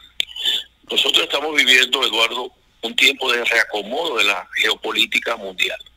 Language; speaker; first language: Spanish; native; Spanish